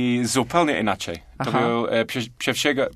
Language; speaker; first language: Polish; non-native, learner; English